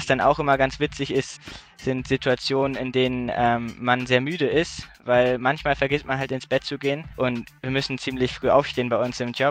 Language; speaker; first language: German; native; German